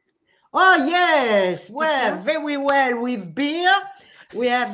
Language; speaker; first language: English; non-native, learner; French